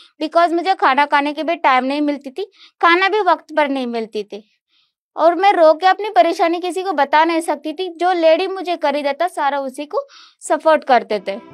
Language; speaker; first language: Hindi; non-native, local second language; Kannada